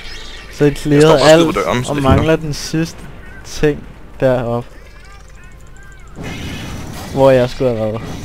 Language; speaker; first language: Danish; native; Danish